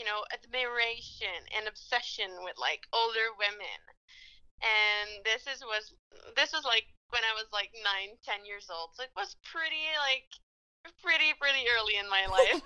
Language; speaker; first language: English; non-native, fluent; French